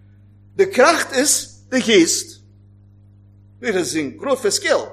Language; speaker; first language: Dutch; non-native, fluent; German